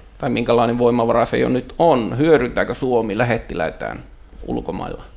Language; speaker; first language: Finnish; native; Finnish